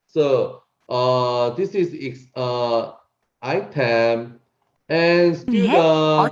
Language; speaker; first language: English; non-native, learner; Korean